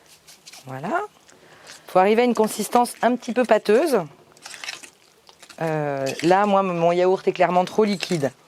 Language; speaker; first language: French; native; French